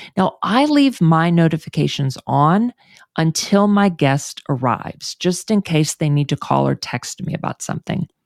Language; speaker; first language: English; native; English